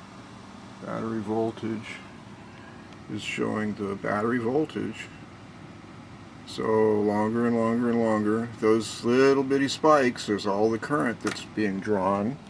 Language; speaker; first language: English; native; English